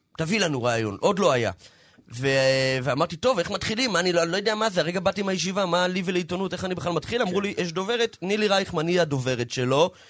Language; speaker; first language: Hebrew; native; Hebrew